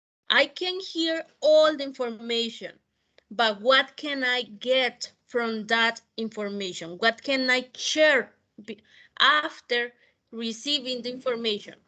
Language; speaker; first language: English; non-native, fluent; Spanish